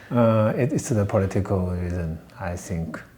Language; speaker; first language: English; non-native, learner; Chinese